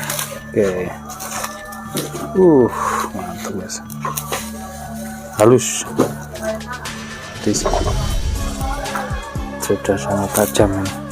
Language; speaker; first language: Indonesian; native; Indonesian